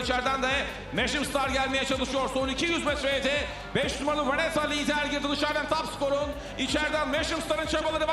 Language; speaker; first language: Turkish; native; Turkish